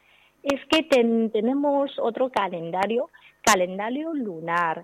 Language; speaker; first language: Spanish; non-native, learner; Chinese